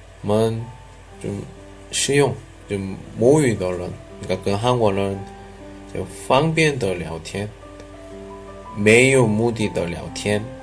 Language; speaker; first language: Chinese; non-native, learner; Korean